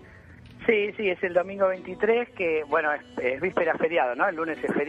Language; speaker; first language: Spanish; native; Spanish